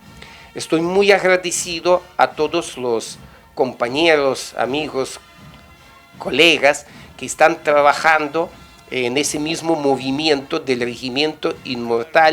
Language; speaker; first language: Spanish; non-native, fluent; Russian